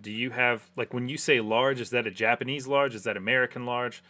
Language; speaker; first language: English; early bilingual, other home language; Japanese